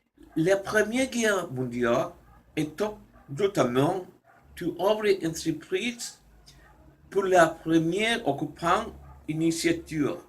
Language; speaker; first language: French; non-native, learner; Spanish